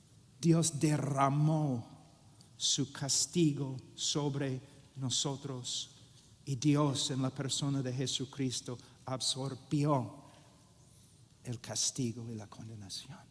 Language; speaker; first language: Spanish; non-native, fluent; English